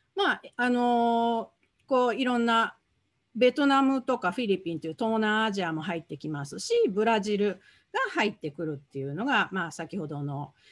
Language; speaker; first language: Japanese; native; Japanese